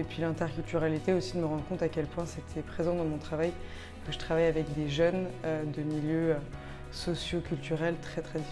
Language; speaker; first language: French; native; French